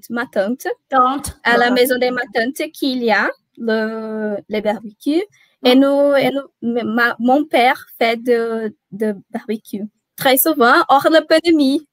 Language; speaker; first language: French; non-native, learner; Portuguese